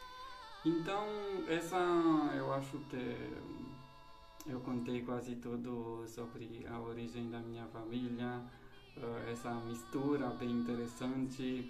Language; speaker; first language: Portuguese; non-native, fluent; Romanian